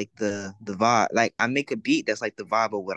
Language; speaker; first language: English; native; English